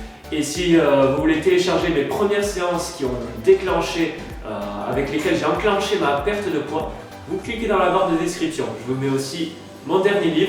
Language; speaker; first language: French; native; French